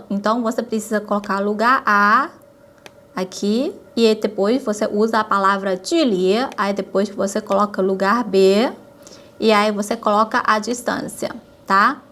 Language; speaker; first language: Portuguese; non-native, fluent; Chinese